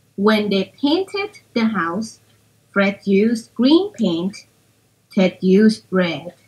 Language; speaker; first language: English; non-native, fluent; Thai